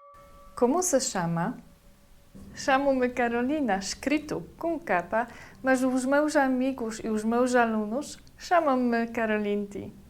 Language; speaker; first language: Portuguese; non-native, fluent; Polish